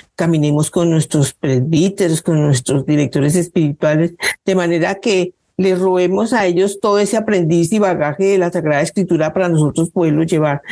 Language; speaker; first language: Spanish; native; Spanish